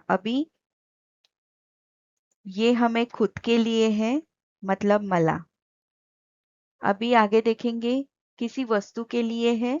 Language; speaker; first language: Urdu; non-native, local second language; Marathi